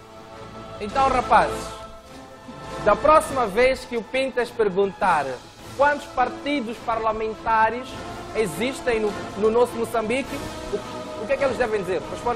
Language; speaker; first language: Portuguese; native; Portuguese